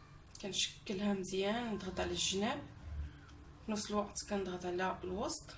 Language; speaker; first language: Arabic; native; Arabic